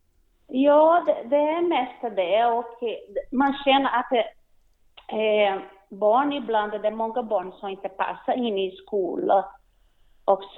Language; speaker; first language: Swedish; non-native, learner; Portuguese